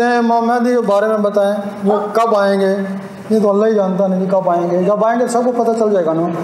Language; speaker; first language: Urdu; non-native, local second language; Punjabi